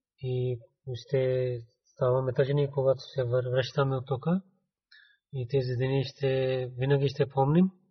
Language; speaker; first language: Bulgarian; non-native, fluent; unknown